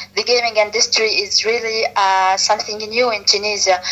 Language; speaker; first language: English; non-native, fluent; Arabic